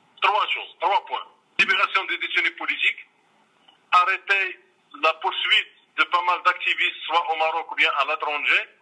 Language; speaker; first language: French; non-native, local second language; Arabic